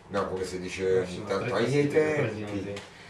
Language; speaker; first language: Russian; non-native, learner; Italian